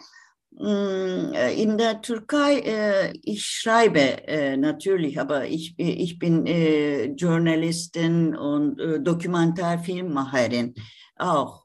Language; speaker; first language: German; non-native, learner; Turkish